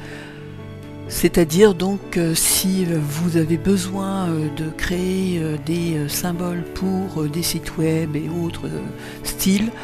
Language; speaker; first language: French; native; French